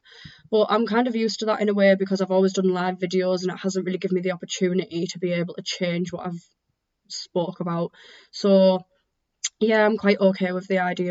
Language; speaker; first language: English; native; English